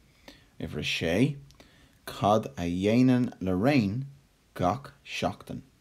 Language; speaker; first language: Irish; non-native, local second language; English